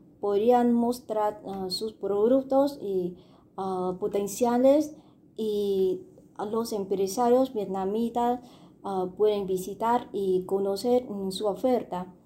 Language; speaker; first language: Spanish; non-native, fluent; Vietnamese